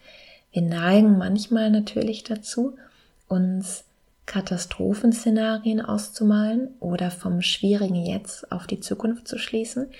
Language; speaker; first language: German; native; German